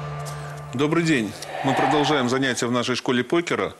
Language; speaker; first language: Russian; native; Russian